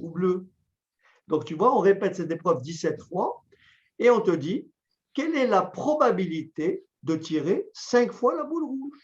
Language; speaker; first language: French; native; French